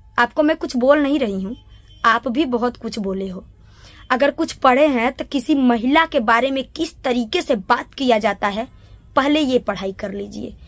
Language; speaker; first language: Hindi; native; Hindi